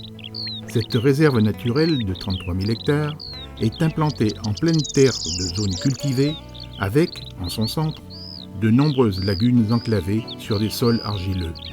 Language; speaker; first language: French; native; French